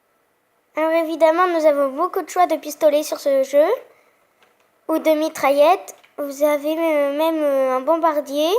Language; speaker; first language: French; native; French